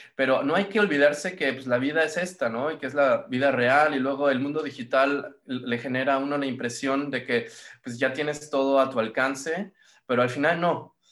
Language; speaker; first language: Spanish; native; Spanish